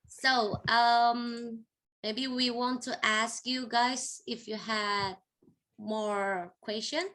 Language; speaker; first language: English; non-native, fluent; Indonesian